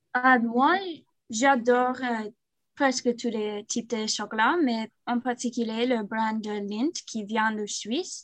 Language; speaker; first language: French; non-native, learner; English